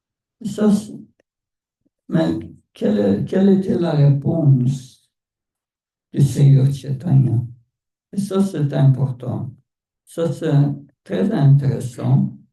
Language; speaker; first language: French; non-native, fluent; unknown